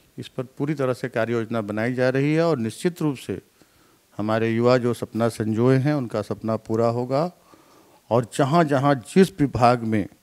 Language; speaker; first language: Hindi; native; Hindi